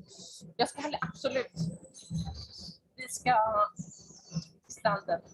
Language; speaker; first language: Swedish; native; Swedish